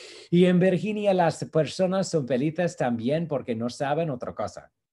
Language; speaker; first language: Spanish; non-native, fluent; English